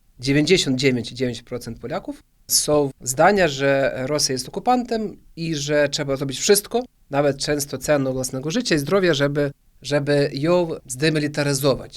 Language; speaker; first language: Polish; early bilingual, heritage; Polish